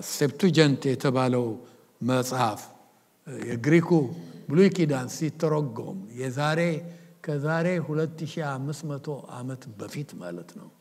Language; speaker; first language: Amharic; native; Amharic